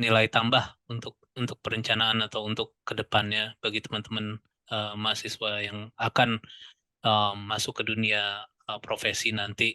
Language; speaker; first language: Indonesian; native; Indonesian